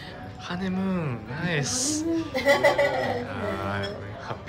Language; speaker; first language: English; non-native, learner; Japanese